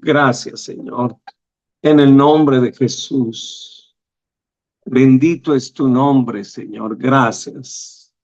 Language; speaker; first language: Spanish; native; Spanish